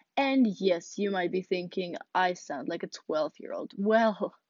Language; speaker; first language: English; non-native, fluent; Russian